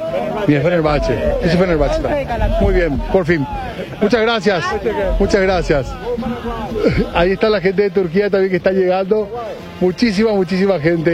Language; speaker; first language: Spanish; native; Spanish